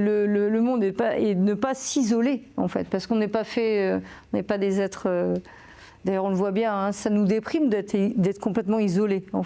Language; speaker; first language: French; native; French